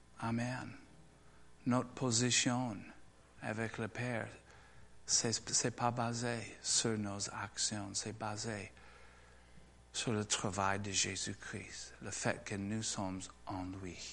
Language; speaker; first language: French; non-native, learner; English